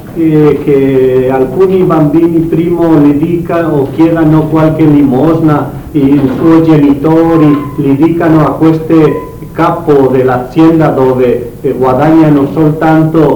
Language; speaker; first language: Italian; non-native, learner; Spanish